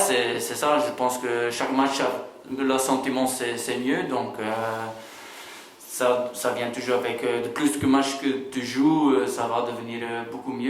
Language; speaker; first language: French; non-native, local second language; Dutch